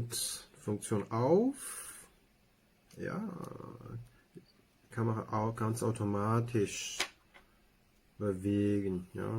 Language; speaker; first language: German; non-native, learner; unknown